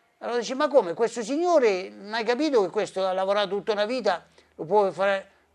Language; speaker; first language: Italian; early bilingual, heritage; Italian